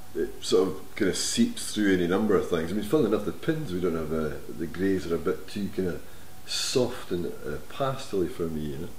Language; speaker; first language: English; native; English